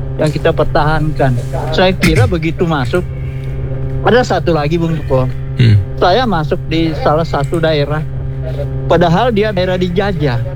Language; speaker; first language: Indonesian; non-native, local second language; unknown